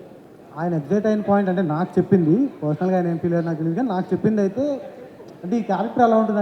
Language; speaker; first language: Telugu; native; Telugu